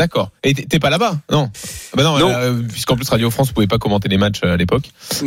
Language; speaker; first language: French; native; French